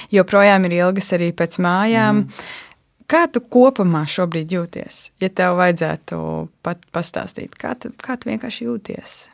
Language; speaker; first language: Latvian; native; Latvian